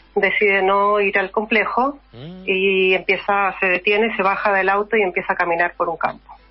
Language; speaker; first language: Spanish; native; Spanish